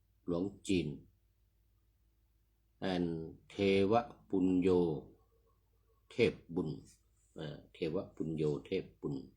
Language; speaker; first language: Thai; native; Thai